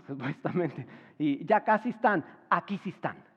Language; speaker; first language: Spanish; native; Spanish